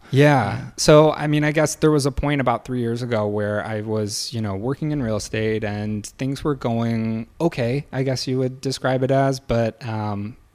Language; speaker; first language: English; native; English